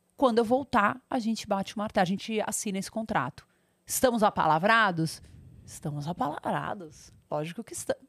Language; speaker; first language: Portuguese; native; Portuguese